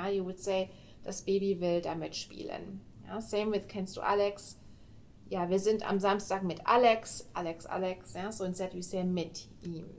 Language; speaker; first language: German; non-native, fluent; English